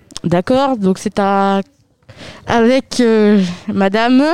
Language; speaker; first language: French; native; French